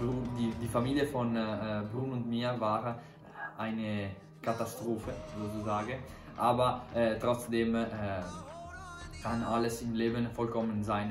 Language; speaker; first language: German; non-native, fluent; Italian